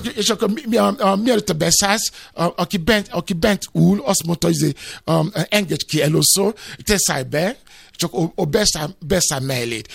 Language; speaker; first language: Hungarian; non-native, fluent; Yoruba